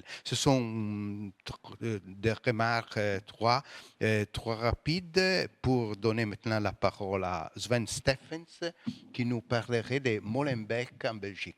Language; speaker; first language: French; non-native, fluent; Italian